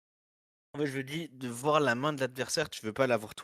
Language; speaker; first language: French; native; French